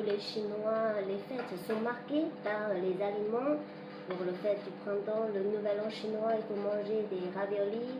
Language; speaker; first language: French; non-native, fluent; Chinese